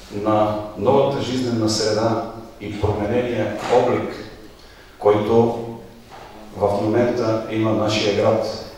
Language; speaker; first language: Bulgarian; native; Bulgarian